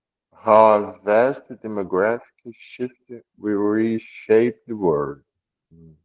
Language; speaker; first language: English; non-native, learner; Portuguese